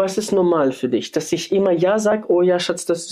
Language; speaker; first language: German; non-native, fluent; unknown